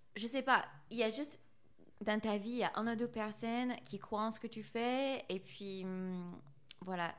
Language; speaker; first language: French; non-native, fluent; English